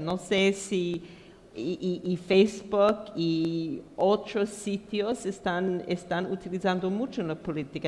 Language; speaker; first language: Spanish; non-native, fluent; English